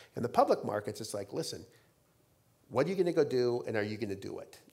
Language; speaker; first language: English; native; English